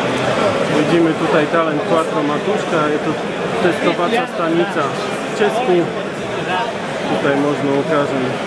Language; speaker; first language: Polish; non-native, learner; Slovak